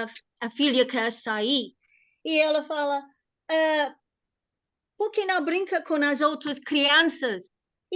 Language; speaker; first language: Portuguese; non-native, learner; English